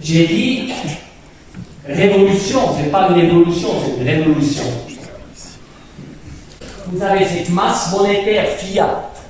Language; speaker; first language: French; non-native, fluent; German